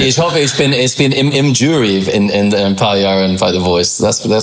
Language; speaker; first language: German; non-native, learner; English